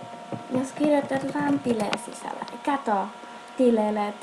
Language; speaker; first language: Finnish; early bilingual, heritage; Finnish